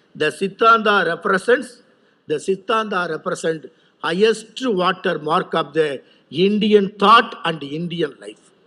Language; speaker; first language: English; non-native, local second language; Tamil